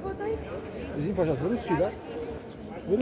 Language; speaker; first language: Russian; non-native, learner; Tajik